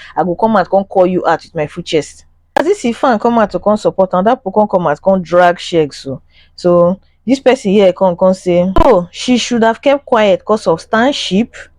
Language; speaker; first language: Nigerian Pidgin; non-native, local second language; Yoruba